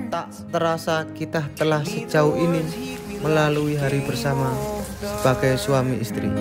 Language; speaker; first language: Indonesian; native; Indonesian